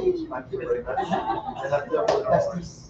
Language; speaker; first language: English; non-native, learner; French